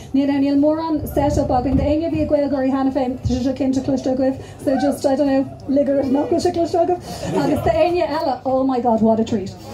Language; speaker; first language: Irish; non-native, local second language; English